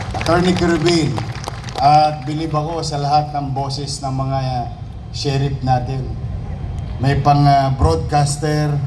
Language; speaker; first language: Filipino; native; Filipino